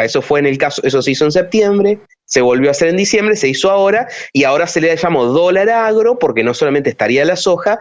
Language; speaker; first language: Spanish; native; Spanish